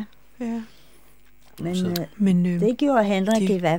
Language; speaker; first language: Danish; non-native, fluent; English